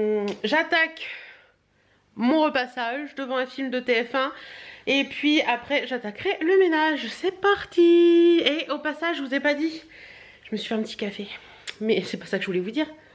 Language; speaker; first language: French; native; French